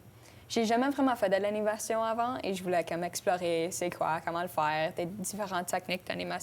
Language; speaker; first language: French; non-native, local second language; English